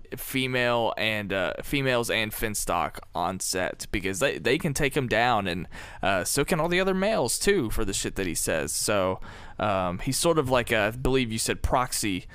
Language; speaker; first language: English; native; English